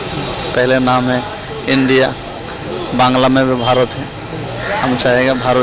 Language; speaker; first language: Hindi; non-native, local second language; Bangla